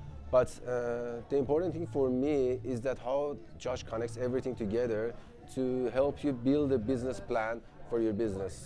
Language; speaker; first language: English; non-native, fluent; Persian